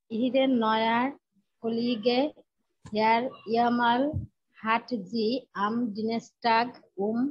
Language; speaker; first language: German; non-native, learner; Bangla